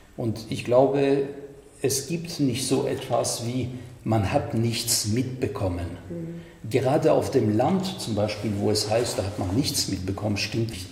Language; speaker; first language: German; non-native, fluent; French